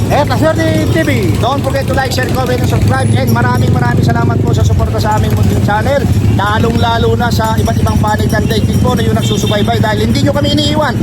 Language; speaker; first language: Filipino; non-native, local second language; Bikol